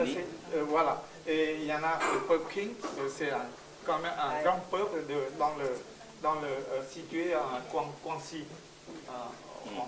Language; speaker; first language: French; non-native, fluent; Chinese